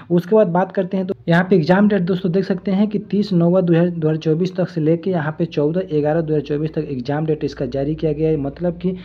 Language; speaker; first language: Hindi; native; Hindi